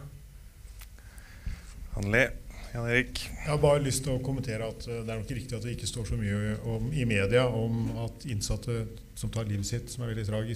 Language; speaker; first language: Norwegian; native; Norwegian